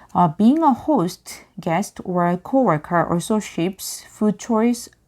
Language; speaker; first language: English; non-native, fluent; Korean